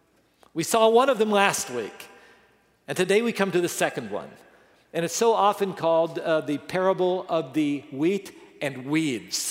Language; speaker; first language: English; native; English